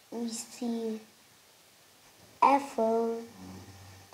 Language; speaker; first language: English; non-native, learner; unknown